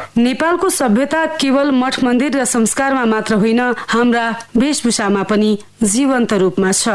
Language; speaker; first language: Nepali; native; Nepali